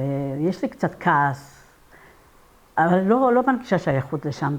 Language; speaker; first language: Hebrew; non-native, fluent; Persian